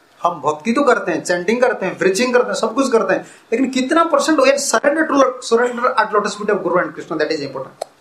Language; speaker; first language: Hindi; non-native, local second language; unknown